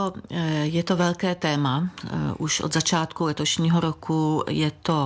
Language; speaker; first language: Czech; native; Czech